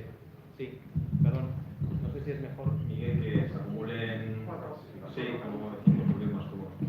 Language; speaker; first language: Spanish; native; Spanish